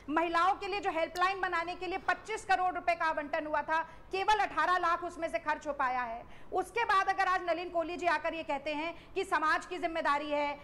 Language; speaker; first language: Hindi; native; Hindi